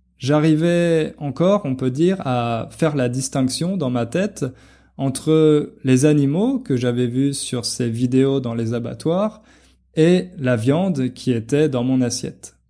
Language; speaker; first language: French; native; French